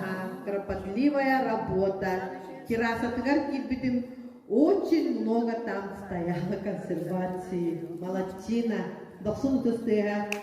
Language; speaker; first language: Russian; non-native, local second language; Yakut